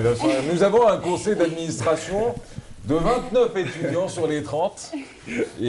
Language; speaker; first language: French; non-native, local second language; Arabic